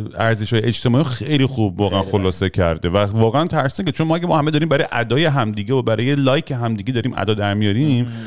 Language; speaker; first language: Persian; early bilingual, heritage; Persian